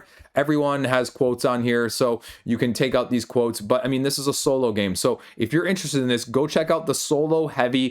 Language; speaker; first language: English; native; English